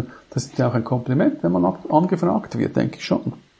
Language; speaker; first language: German; native; German